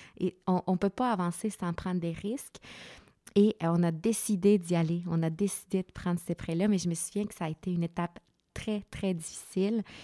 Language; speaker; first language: French; non-native, fluent; Spanish